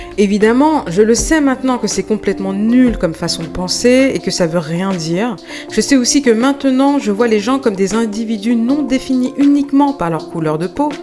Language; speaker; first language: French; native; French